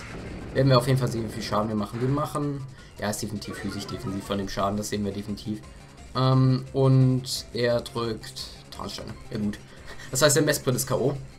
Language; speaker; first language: German; native; German